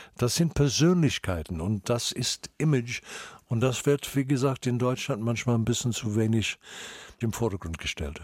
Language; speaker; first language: German; non-native, fluent; English